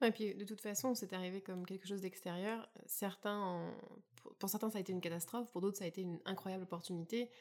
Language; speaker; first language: French; native; French